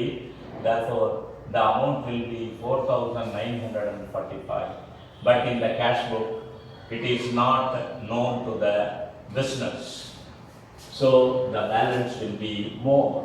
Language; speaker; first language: English; non-native, local second language; Tamil